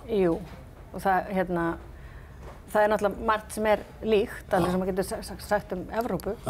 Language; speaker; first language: Icelandic; early bilingual, heritage; Icelandic